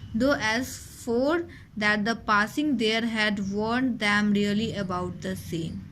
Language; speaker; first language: English; non-native, local second language; Hindi